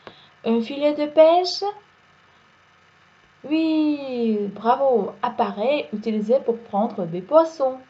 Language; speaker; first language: French; non-native, fluent; Uzbek